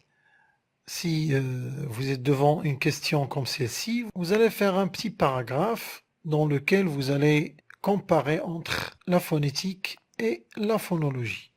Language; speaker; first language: French; non-native, local second language; Arabic